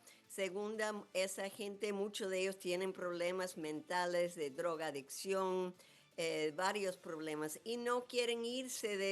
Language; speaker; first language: Spanish; non-native, fluent; English